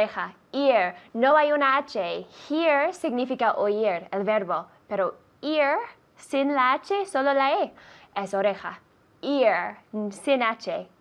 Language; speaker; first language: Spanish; non-native, fluent; English